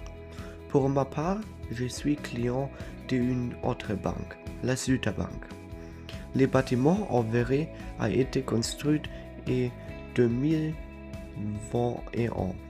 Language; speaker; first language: French; non-native, learner; German